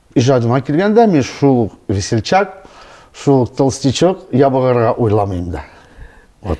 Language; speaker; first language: Tatar; non-native, local second language; Russian